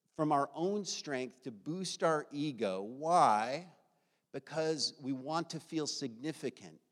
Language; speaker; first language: English; native; English